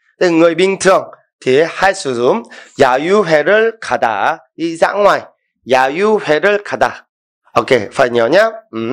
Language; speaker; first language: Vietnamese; non-native, fluent; Korean